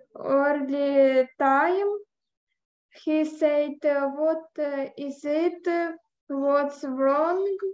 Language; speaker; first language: English; non-native, learner; Ukrainian